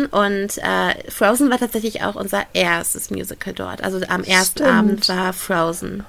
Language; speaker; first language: German; native; German